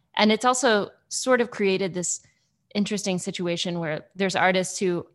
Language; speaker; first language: English; native; English